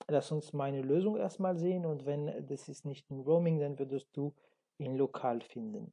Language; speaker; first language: German; non-native, learner; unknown